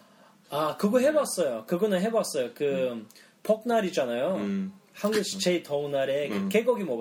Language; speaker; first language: Korean; non-native, fluent; English